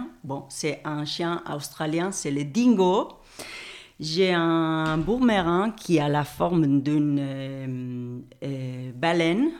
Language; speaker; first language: French; non-native, fluent; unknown